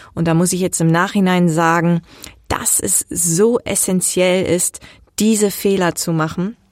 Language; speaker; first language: German; native; German